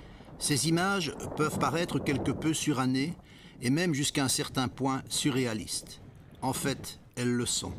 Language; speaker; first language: French; native; French